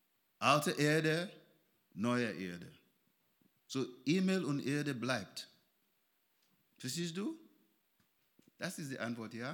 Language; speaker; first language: German; non-native, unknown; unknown